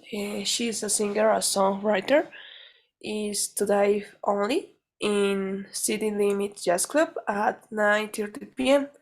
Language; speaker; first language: English; non-native, learner; Spanish